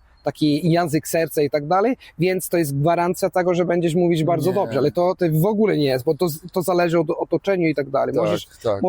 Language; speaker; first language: Polish; non-native, fluent; Italian